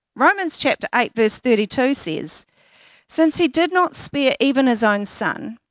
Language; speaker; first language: English; native; English